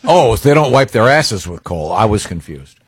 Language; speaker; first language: English; native; English